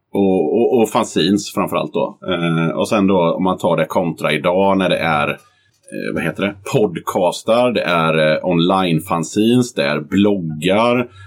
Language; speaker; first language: Swedish; native; Swedish